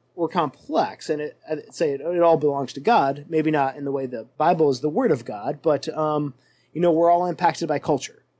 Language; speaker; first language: English; native; English